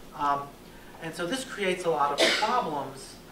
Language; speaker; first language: English; native; English